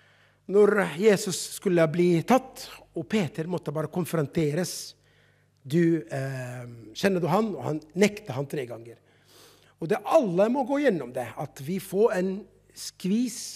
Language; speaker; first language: Norwegian; non-native, fluent; Arabic